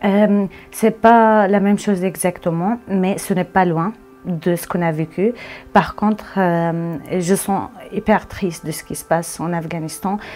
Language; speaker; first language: French; non-native, fluent; Arabic